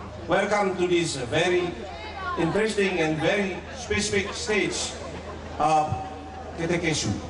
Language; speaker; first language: English; non-native, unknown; Indonesian